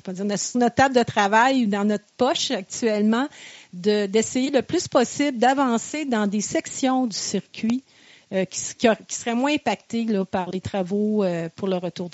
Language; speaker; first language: French; native; French